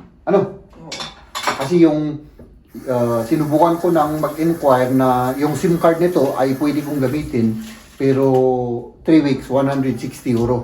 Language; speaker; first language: Filipino; native; Filipino